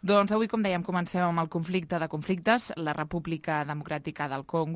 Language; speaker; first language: Catalan; native; Catalan